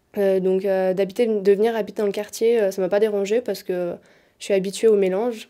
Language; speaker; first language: French; native; French